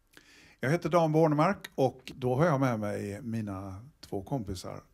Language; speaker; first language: Swedish; native; Swedish